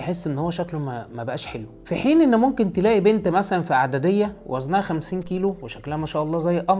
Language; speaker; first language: Arabic; native; Arabic